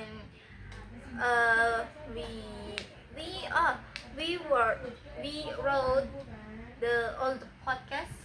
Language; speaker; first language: English; non-native, learner; Indonesian